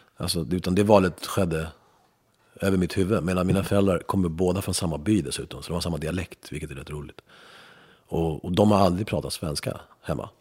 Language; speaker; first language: Swedish; early bilingual, other home language; Spanish